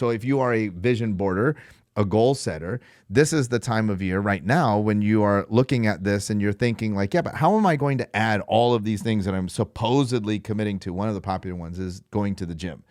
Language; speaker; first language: English; native; English